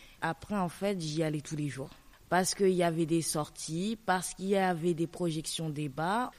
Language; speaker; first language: French; native; French